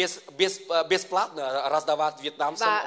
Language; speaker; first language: Russian; non-native, learner; Vietnamese